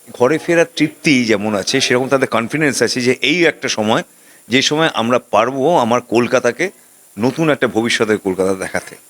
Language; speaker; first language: Bangla; native; Bangla